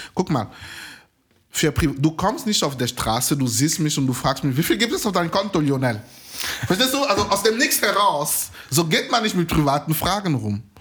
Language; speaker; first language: German; non-native, fluent; French